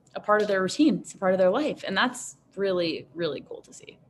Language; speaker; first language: English; native; English